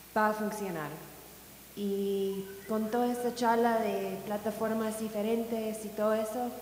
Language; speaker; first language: Spanish; non-native, fluent; English